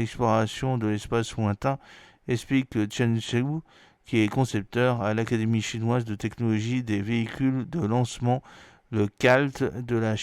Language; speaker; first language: French; native; French